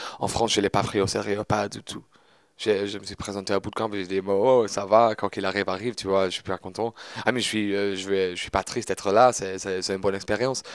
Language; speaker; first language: French; non-native, fluent; English